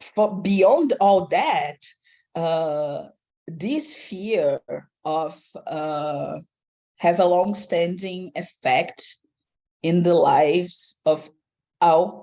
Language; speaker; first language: English; non-native, fluent; Portuguese